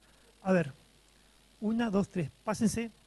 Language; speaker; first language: Spanish; native; Spanish